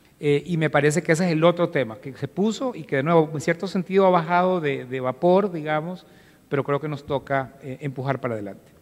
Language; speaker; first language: Spanish; native; Spanish